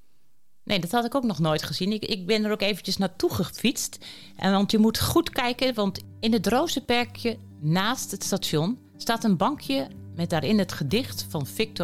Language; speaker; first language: Dutch; native; Dutch